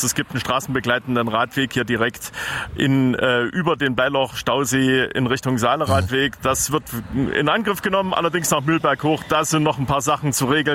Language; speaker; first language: German; native; German